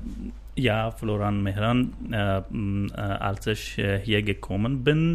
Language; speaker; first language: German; non-native, learner; Persian